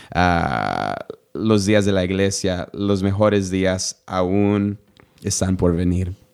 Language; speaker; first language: Spanish; early bilingual, heritage; Spanish